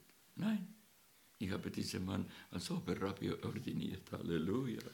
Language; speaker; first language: German; non-native, learner; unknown